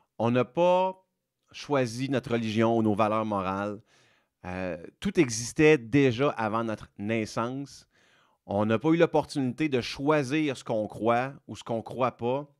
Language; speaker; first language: French; native; French